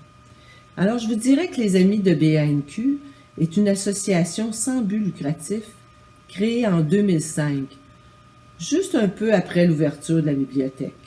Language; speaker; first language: French; native; French